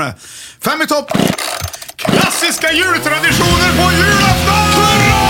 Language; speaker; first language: Swedish; native; Swedish